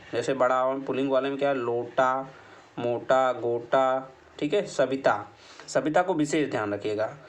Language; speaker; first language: Hindi; native; Hindi